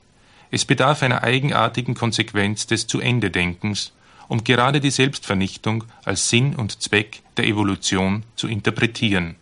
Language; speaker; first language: German; native; German